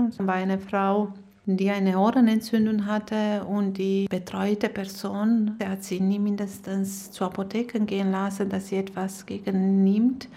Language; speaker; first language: German; non-native, fluent; Romanian